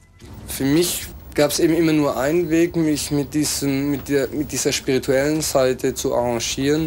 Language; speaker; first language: German; native; German